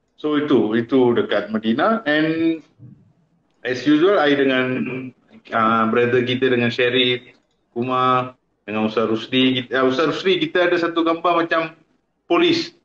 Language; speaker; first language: Malay; non-native, local second language; Tamil